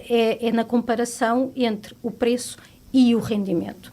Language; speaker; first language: Portuguese; native; Portuguese